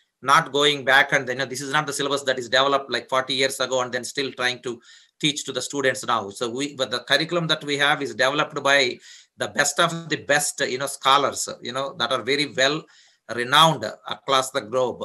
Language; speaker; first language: English; non-native, local second language; Telugu